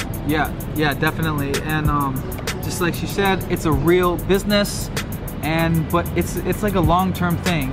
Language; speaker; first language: English; native; English